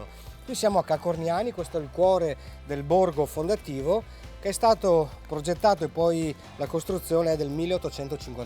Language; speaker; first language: Italian; native; Italian